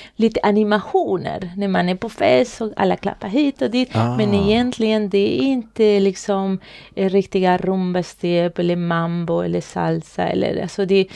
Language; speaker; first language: Swedish; non-native, fluent; Spanish